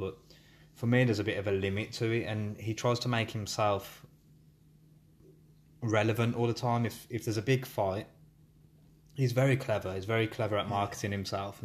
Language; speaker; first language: English; native; English